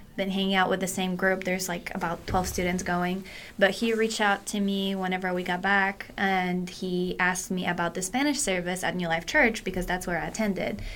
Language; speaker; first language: English; non-native, fluent; Polish